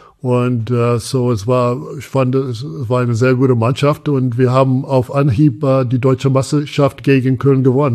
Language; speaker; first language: German; non-native, fluent; English